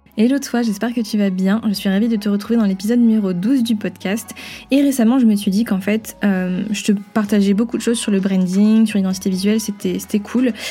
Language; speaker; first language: French; early bilingual, other home language; Vietnamese